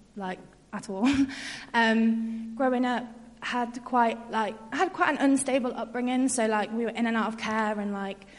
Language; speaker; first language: English; native; English